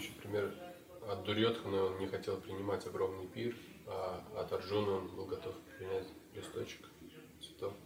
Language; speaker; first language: Russian; native; Russian